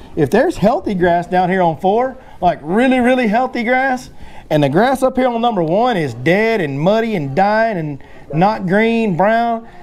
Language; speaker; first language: English; native; English